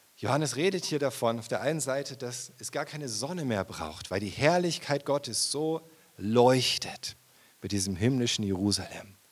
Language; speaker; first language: German; native; German